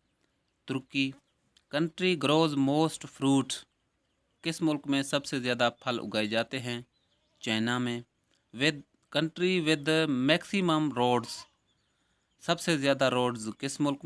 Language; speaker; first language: Urdu; native; Urdu